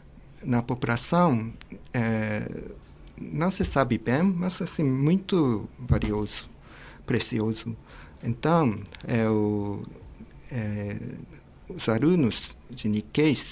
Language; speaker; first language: Portuguese; non-native, fluent; Japanese